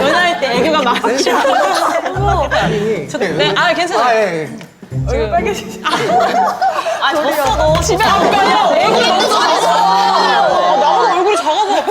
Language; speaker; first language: Korean; native; Korean